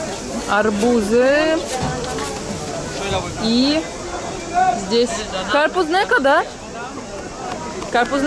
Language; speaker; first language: Russian; native; Russian